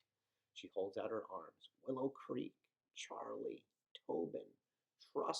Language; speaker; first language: English; native; English